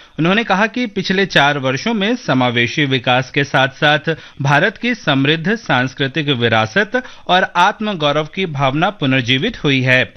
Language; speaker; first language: Hindi; native; Hindi